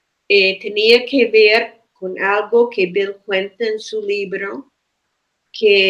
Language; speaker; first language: Spanish; non-native, fluent; English